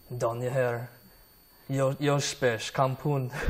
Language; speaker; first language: Albanian; non-native, learner; English